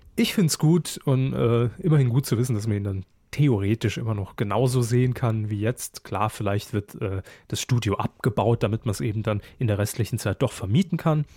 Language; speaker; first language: German; native; German